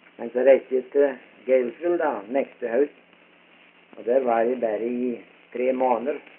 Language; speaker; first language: Norwegian; early bilingual, heritage; Norwegian